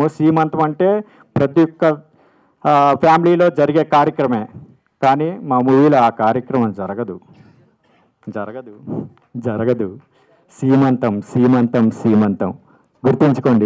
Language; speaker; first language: Telugu; native; Telugu